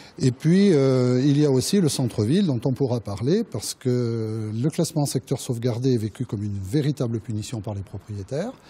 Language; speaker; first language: French; native; French